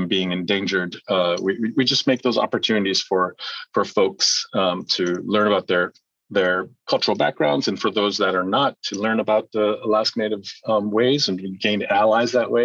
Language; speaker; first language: English; early bilingual, other home language; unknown